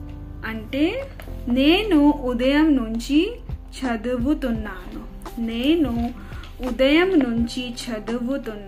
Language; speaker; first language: Telugu; non-native, fluent; Hindi